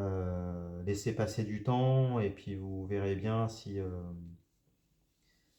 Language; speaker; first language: French; native; French